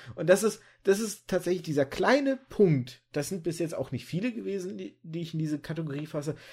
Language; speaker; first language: German; early bilingual, other home language; Russian